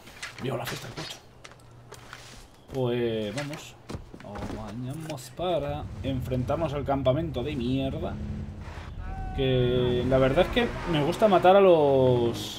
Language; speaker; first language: Spanish; native; Spanish